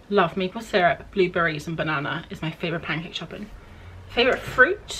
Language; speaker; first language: English; native; English